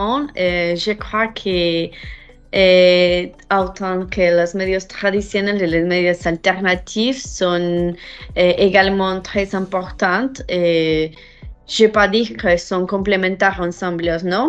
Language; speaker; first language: French; non-native, learner; Spanish